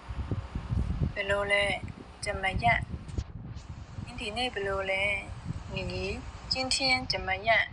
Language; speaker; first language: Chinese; non-native, fluent; Burmese